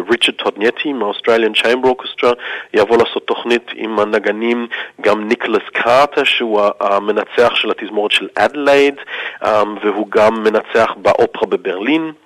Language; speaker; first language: Hebrew; early bilingual, heritage; Hebrew